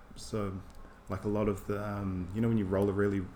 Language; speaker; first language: English; native; English